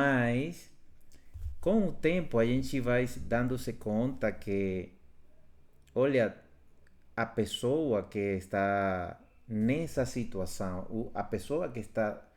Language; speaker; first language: Portuguese; non-native, fluent; Spanish